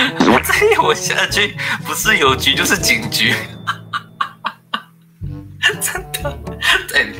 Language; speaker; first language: Chinese; native; Chinese